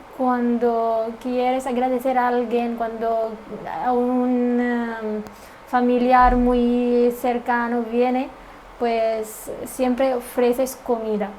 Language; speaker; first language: Spanish; non-native, fluent; Arabic